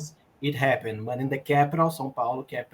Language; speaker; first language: English; non-native, learner; Portuguese